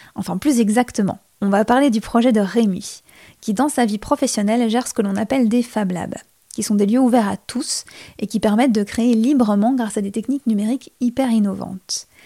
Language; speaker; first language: French; native; French